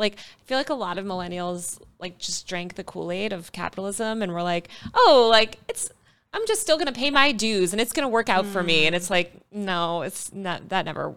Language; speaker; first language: English; native; English